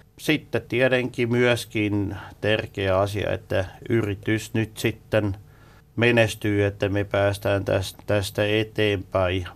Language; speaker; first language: Finnish; non-native, fluent; Swiss German